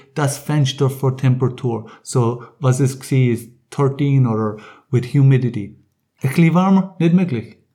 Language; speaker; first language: German; non-native, fluent; English